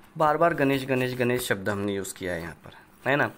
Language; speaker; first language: Hindi; non-native, local second language; Marathi